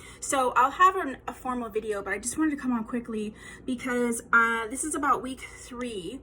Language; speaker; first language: English; native; English